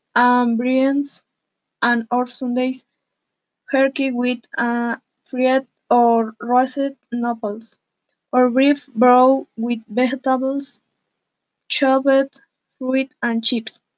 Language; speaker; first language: English; non-native, learner; Spanish